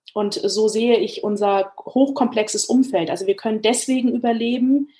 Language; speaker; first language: German; native; German